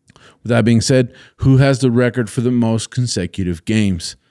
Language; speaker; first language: English; native; English